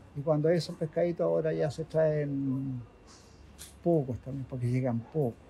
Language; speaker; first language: Spanish; native; Spanish